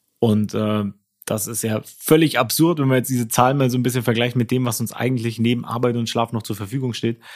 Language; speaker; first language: German; native; German